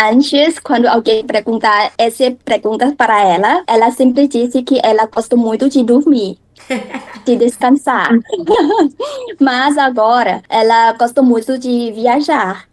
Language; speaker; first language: Portuguese; non-native, learner; Thai